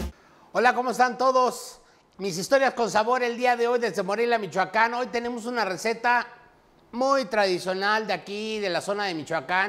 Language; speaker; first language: Spanish; native; Spanish